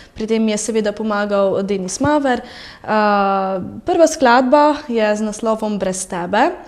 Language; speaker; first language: Slovenian; early bilingual, other home language; French